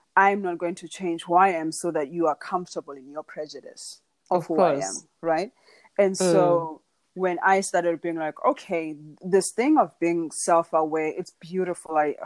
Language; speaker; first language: English; non-native, local second language; Xhosa